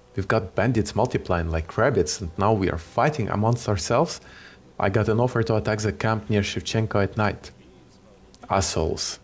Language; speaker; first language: English; non-native, fluent; Ukrainian